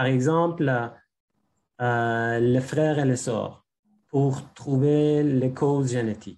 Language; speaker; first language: French; non-native, fluent; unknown